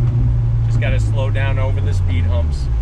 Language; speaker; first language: English; native; English